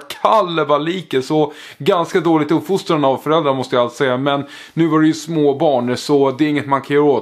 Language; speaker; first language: Swedish; native; Swedish